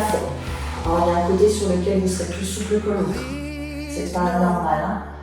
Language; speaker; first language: French; native; French